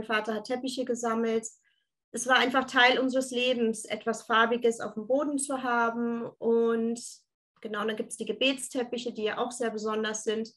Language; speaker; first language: German; early bilingual, other home language; Turkish